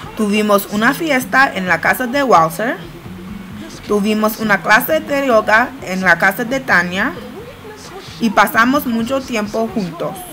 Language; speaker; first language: Spanish; non-native, learner; English